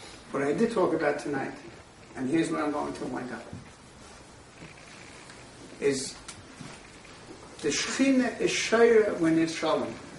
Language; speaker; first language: English; native; English